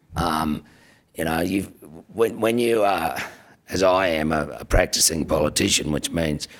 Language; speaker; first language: English; native; English